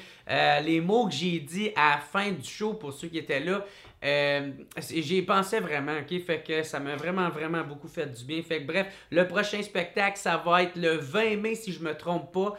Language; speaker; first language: French; native; French